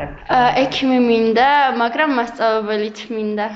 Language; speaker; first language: Georgian; non-native, local second language; Azerbaijani